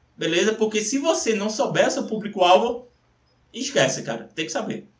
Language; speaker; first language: Portuguese; native; Portuguese